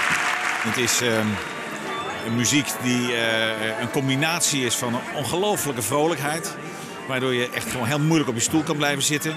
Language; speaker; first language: Dutch; native; Dutch